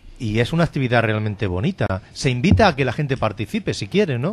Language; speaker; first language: Spanish; native; Spanish